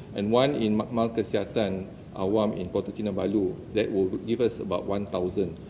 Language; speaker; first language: English; non-native, local second language; Malay